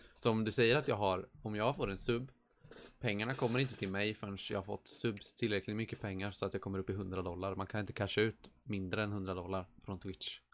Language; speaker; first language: Swedish; native; Swedish